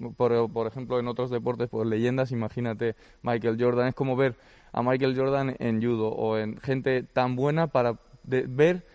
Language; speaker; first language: Spanish; early bilingual, other home language; Georgian